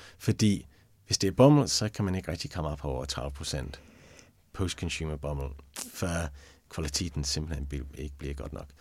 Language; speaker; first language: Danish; non-native, fluent; English